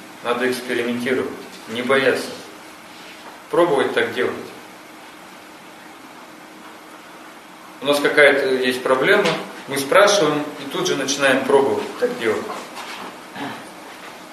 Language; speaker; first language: Russian; native; Russian